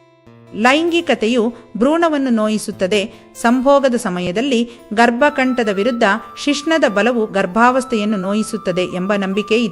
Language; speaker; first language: Kannada; native; Kannada